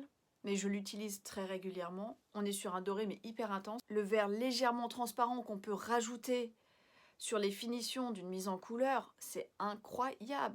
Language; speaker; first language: French; native; French